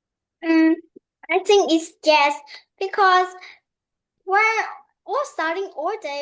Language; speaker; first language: English; non-native, learner; Vietnamese